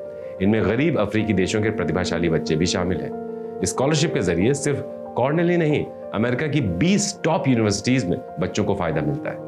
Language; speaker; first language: Hindi; native; Hindi